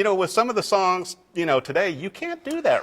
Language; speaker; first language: English; native; English